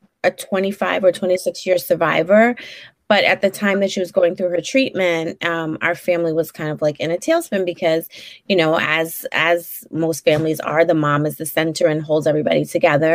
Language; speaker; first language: English; native; English